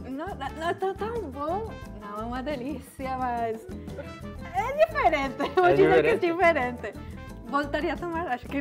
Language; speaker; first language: Portuguese; non-native, fluent; Spanish